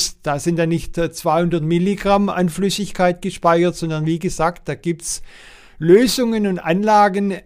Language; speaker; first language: German; native; German